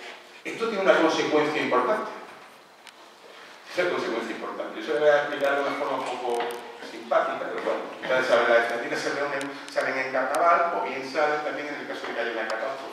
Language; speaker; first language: Spanish; native; Spanish